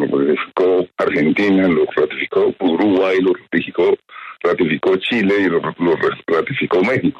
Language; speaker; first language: Spanish; native; Spanish